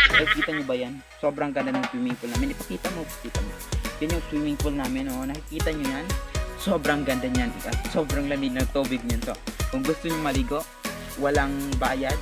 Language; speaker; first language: Filipino; non-native, local second language; Waray